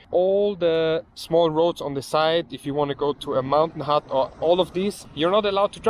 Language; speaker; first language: English; non-native, fluent; German